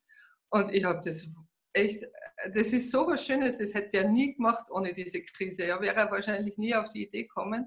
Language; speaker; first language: German; native; German